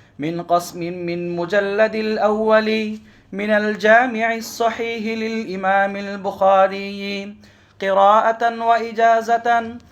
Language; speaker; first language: Arabic; non-native, fluent; Bangla